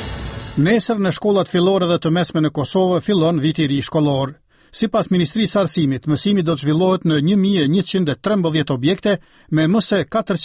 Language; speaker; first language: Albanian; native; Albanian